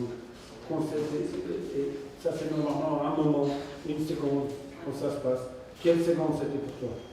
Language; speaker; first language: French; non-native, fluent; Serbian